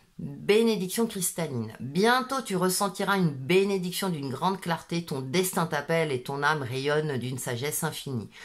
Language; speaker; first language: French; native; French